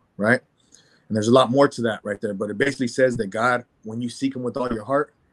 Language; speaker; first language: English; native; English